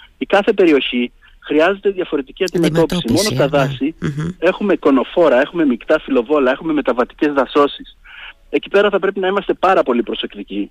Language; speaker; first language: Greek; native; Greek